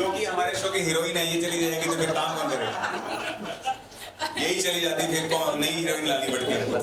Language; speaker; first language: Hindi; native; Hindi